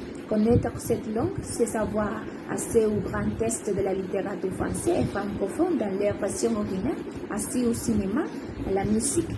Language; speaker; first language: French; non-native, learner; Spanish